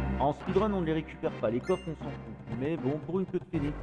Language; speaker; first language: French; native; French